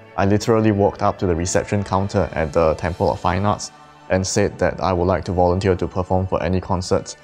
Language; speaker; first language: English; non-native, local second language; Chinese